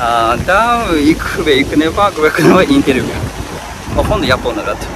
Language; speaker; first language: Georgian; non-native, fluent; Japanese